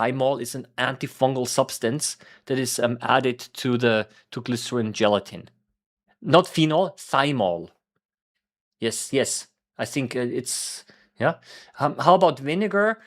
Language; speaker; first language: English; non-native, fluent; German